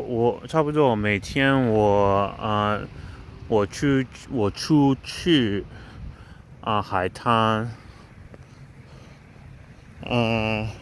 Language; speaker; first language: Chinese; non-native, learner; English